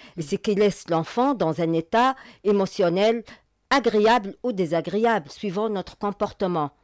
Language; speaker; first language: French; non-native, local second language; Arabic